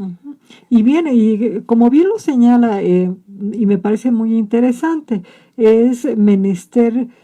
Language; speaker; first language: Spanish; native; Spanish